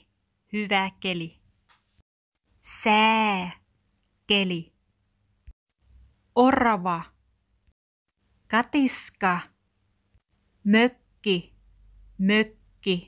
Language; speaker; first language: Finnish; non-native, learner; Thai